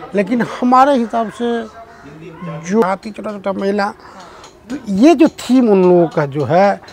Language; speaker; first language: Hindi; native; Hindi